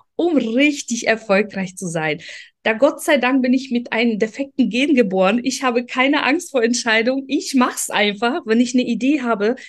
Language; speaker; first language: German; non-native, fluent; Polish